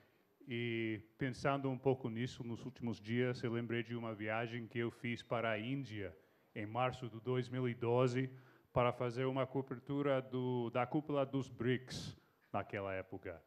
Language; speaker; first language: Portuguese; non-native, fluent; English